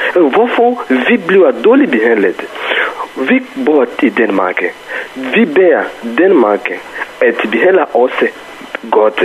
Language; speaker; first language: Danish; non-native, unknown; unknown